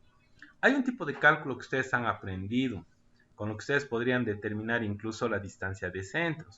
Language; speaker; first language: Spanish; native; Spanish